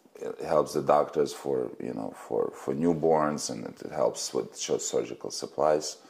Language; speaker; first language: English; non-native, fluent; Russian